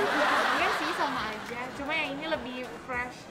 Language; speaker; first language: Indonesian; native; Indonesian